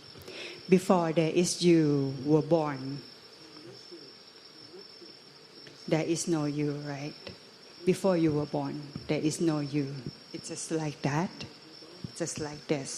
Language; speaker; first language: English; non-native, fluent; Thai